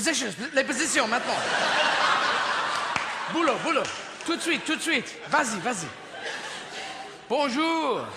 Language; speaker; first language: French; non-native, learner; English